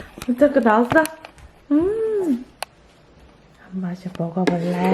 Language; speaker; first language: Korean; native; Korean